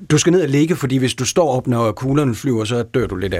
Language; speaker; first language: Danish; native; Danish